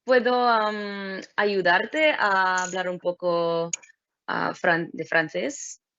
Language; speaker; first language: Spanish; non-native, learner; French